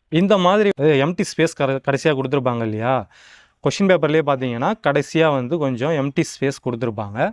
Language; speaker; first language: Tamil; native; Tamil